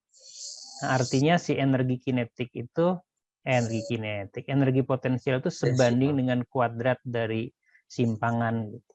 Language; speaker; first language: Indonesian; native; Indonesian